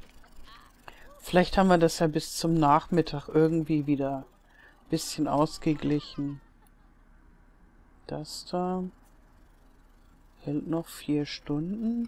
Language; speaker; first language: German; native; German